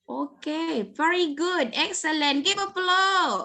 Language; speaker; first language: English; non-native, learner; Indonesian